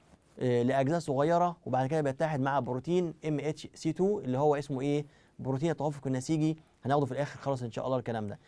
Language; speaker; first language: Arabic; native; Arabic